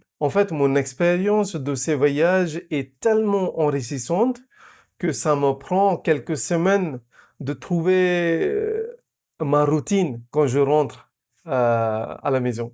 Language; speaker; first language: French; non-native, fluent; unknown